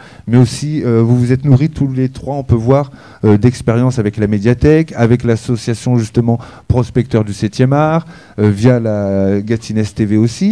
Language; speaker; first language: French; native; French